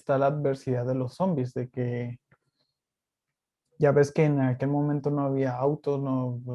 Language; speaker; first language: Spanish; native; Spanish